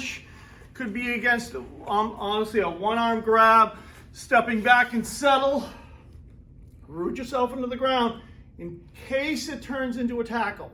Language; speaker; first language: English; native; English